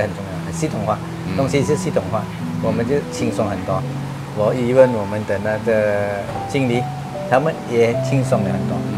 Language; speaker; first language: Chinese; non-native, local second language; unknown